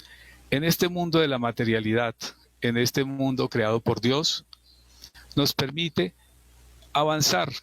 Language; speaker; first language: Spanish; native; Spanish